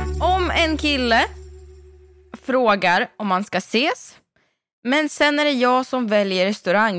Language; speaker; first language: Swedish; native; Swedish